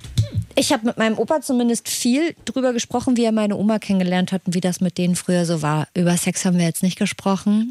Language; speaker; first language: German; native; German